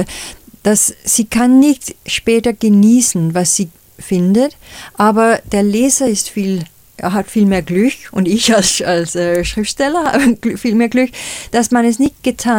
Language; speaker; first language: German; non-native, fluent; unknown